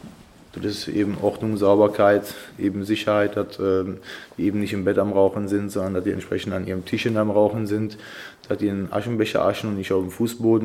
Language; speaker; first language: German; native; German